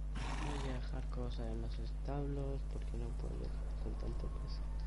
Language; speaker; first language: Spanish; native; Spanish